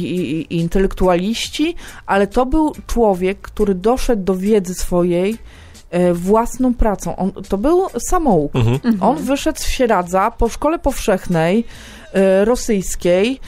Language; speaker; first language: Polish; native; Polish